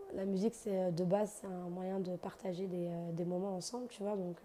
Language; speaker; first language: French; native; French